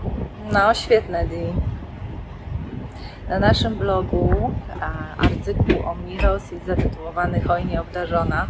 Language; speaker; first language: Polish; native; Polish